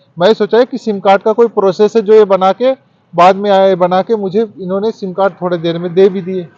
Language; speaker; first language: Hindi; early bilingual, heritage; Hindi